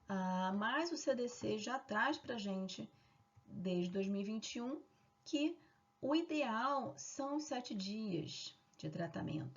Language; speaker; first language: Portuguese; native; Portuguese